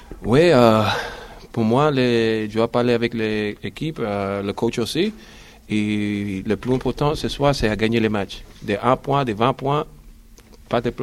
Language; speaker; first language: French; non-native, learner; English